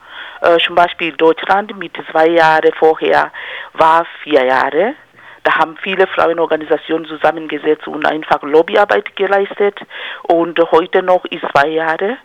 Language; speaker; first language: German; non-native, fluent; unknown